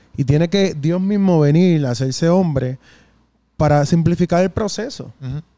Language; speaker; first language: Spanish; native; Spanish